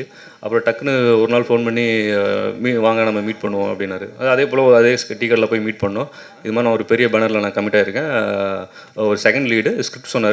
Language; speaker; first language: Tamil; native; Tamil